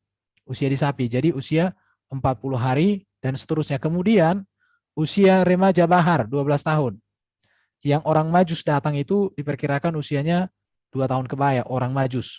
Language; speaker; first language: Indonesian; native; Indonesian